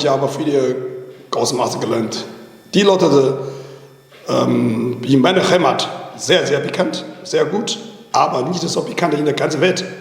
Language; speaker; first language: German; non-native, learner; Chinese